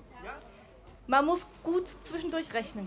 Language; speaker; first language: German; native; German